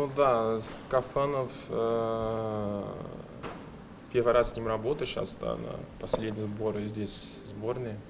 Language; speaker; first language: Russian; non-native, fluent; Portuguese